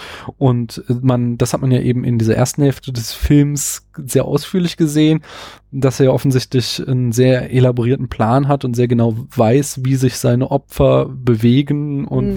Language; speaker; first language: German; native; German